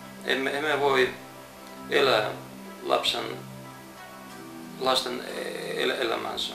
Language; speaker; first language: Finnish; non-native, fluent; Russian